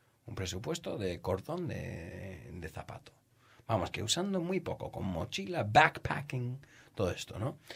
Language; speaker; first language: Spanish; non-native, fluent; English